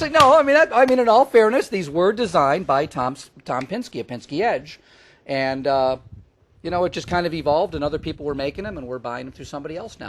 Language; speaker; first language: English; native; English